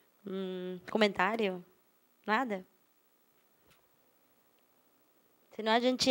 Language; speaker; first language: Portuguese; non-native, fluent; German